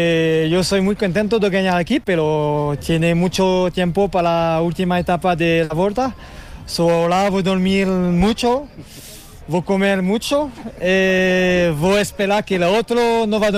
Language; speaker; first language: Spanish; non-native, learner; French